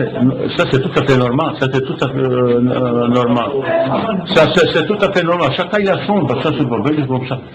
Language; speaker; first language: French; non-native, fluent; Bosnian